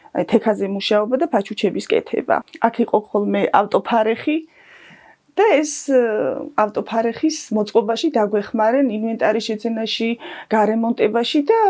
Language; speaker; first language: Georgian; native; Georgian